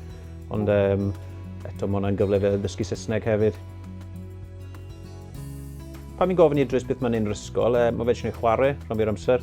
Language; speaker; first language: Welsh; native; Welsh